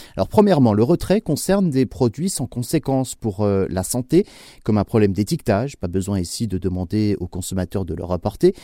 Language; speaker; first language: French; native; French